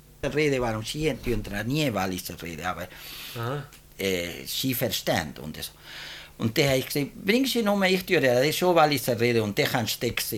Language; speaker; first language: German; early bilingual, heritage; German